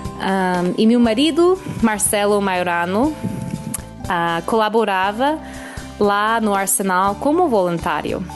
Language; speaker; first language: Portuguese; non-native, fluent; English